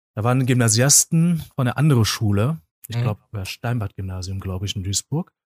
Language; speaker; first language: German; non-native, fluent; Korean